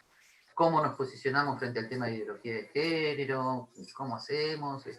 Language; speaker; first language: Spanish; native; Spanish